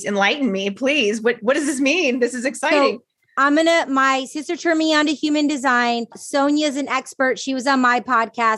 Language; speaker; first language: English; native; English